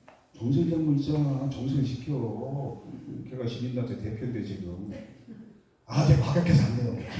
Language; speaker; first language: Korean; native; Korean